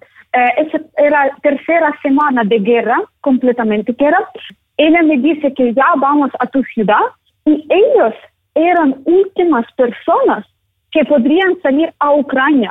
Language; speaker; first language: Spanish; non-native, learner; Ukrainian